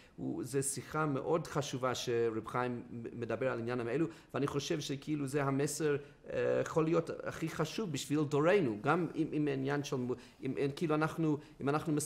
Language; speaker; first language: Hebrew; non-native, fluent; English